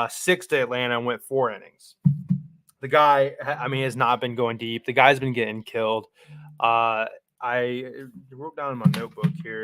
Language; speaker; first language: English; native; English